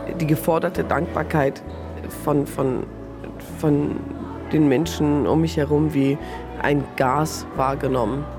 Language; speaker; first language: German; early bilingual, other home language; Persian